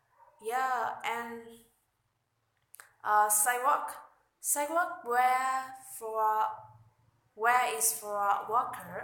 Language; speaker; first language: English; non-native, learner; Vietnamese